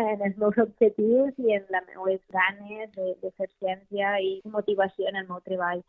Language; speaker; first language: Catalan; native; Catalan